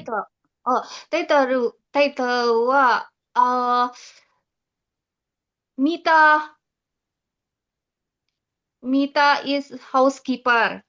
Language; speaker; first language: Japanese; non-native, learner; Indonesian